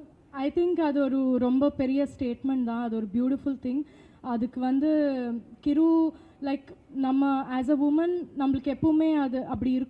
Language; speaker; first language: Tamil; non-native, local second language; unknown